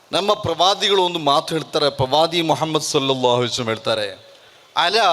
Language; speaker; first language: Kannada; non-native, local second language; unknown